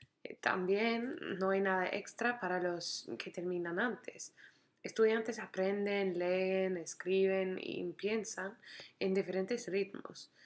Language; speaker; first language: Spanish; non-native, fluent; English